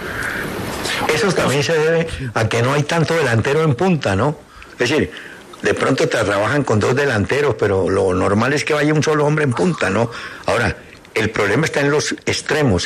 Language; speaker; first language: Spanish; native; Spanish